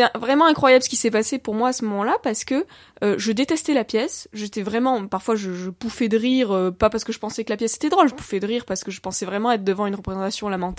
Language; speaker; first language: French; native; French